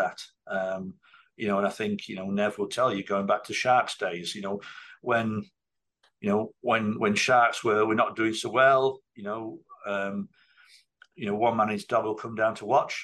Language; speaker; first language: English; native; English